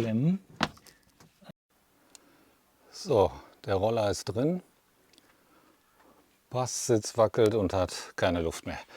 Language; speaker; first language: German; native; German